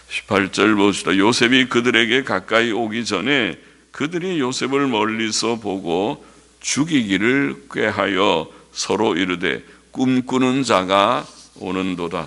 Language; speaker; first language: Korean; native; Korean